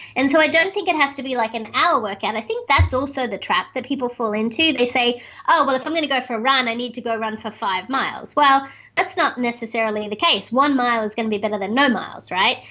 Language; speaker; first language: English; native; English